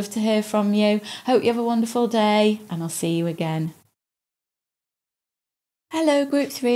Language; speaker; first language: English; native; English